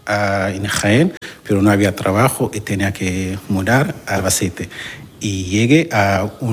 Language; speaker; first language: Spanish; non-native, learner; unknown